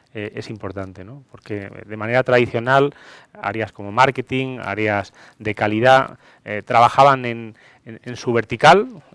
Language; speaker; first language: Spanish; non-native, fluent; Greek